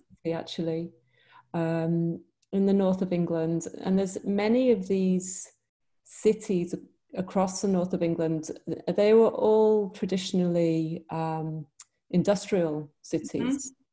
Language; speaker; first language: English; native; English